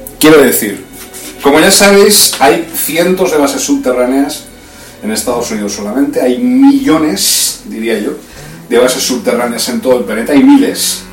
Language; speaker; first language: Spanish; native; Spanish